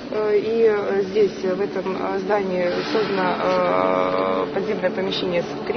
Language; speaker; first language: Russian; native; Russian